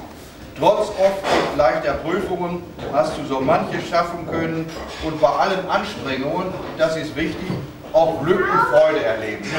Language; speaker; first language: German; native; German